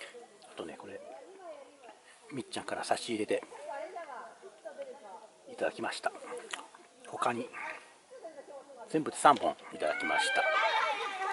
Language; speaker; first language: Japanese; native; Japanese